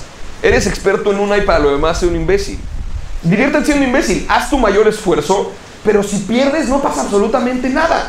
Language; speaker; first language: Spanish; native; Spanish